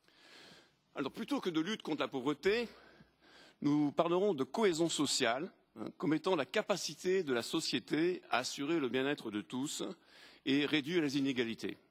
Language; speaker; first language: French; native; French